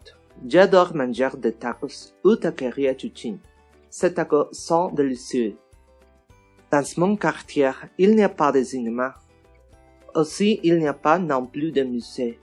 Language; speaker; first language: French; non-native, learner; Spanish